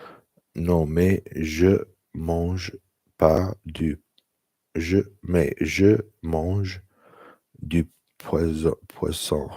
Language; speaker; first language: French; non-native, learner; English